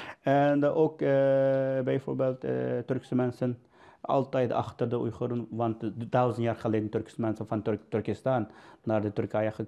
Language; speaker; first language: Dutch; non-native, learner; Uyghur